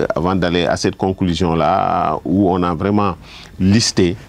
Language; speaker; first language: French; non-native, local second language; Wolof